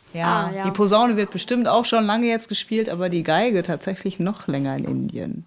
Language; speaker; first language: German; native; German